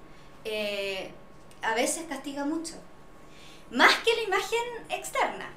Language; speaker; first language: Spanish; native; Spanish